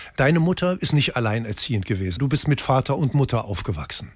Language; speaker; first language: German; native; German